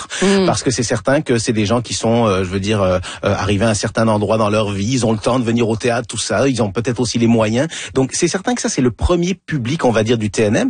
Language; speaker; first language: French; native; French